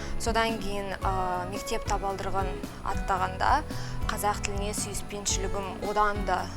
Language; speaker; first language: Kazakh; non-native, local second language; Russian